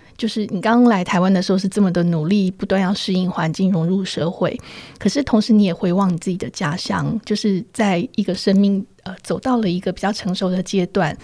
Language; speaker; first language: Chinese; native; Chinese